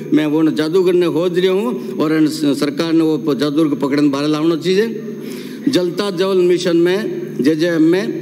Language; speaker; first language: Hindi; native; Hindi